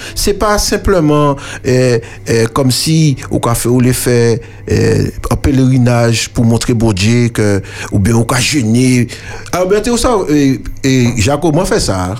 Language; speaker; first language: French; native; French